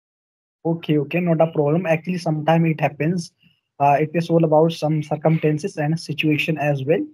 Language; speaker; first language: English; non-native, learner; Hindi